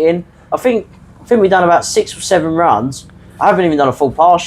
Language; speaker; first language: English; native; English